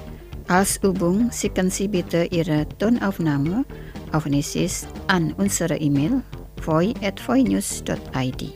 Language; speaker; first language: German; non-native, fluent; Indonesian